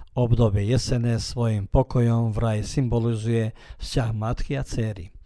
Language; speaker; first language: Slovak; early bilingual, heritage; Slovak